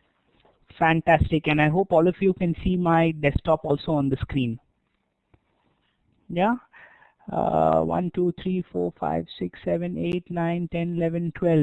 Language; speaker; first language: English; non-native, local second language; Hindi